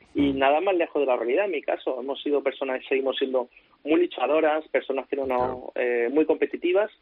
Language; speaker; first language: Spanish; native; Spanish